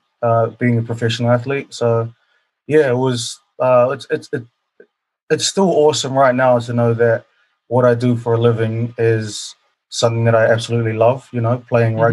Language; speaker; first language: English; native; English